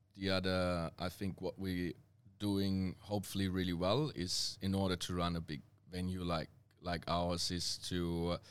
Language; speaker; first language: English; non-native, fluent; German